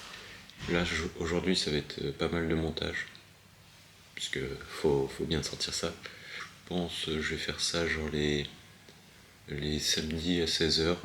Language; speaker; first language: French; native; French